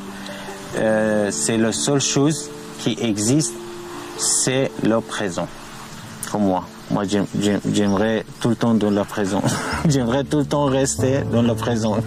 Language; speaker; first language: French; non-native, learner; Arabic